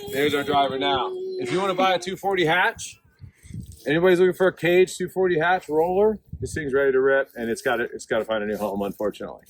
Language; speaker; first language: English; native; English